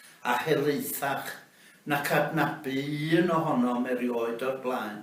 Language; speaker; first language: Welsh; native; Welsh